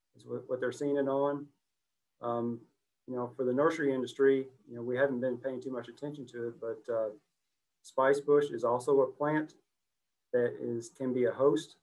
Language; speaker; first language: English; native; English